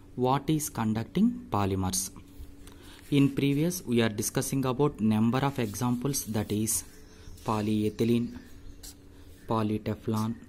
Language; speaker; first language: English; non-native, local second language; Telugu